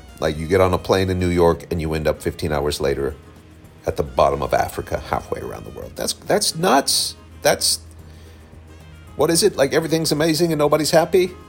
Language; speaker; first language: English; native; English